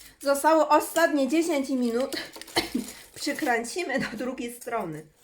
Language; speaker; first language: Polish; non-native, learner; Chinese